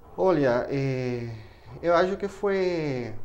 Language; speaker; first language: Portuguese; non-native, fluent; Spanish